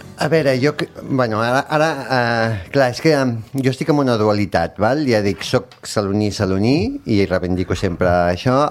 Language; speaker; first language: Catalan; native; Catalan